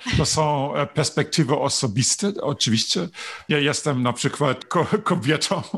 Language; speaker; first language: Polish; non-native, learner; German